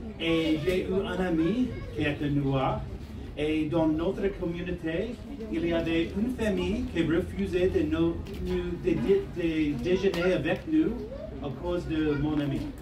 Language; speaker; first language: French; non-native, fluent; English